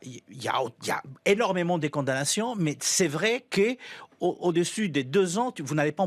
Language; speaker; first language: French; non-native, fluent; Spanish